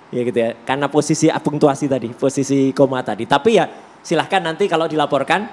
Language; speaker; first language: Indonesian; native; Indonesian